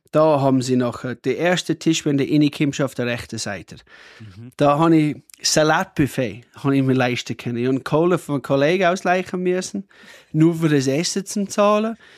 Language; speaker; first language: German; non-native, fluent; English